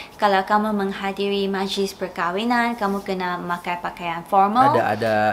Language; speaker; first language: Malay; native; Malay